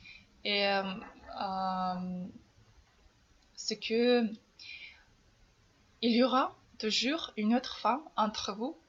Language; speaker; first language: French; non-native, fluent; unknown